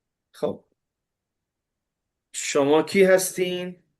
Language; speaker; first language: Persian; non-native, fluent; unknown